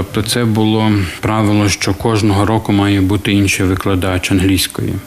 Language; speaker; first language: Ukrainian; native; Ukrainian